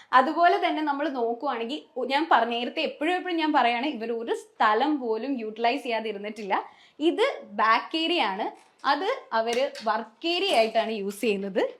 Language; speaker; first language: Malayalam; native; Malayalam